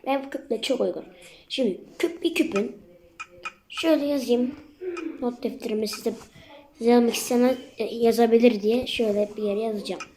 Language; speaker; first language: Turkish; native; Turkish